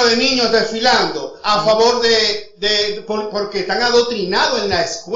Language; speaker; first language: Spanish; native; Spanish